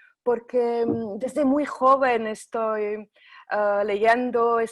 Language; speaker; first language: Spanish; non-native, fluent; French